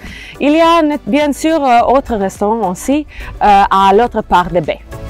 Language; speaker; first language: French; non-native, learner; Croatian